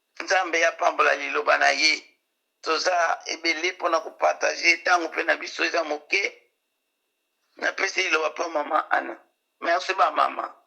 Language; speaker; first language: Lingala; native; Lingala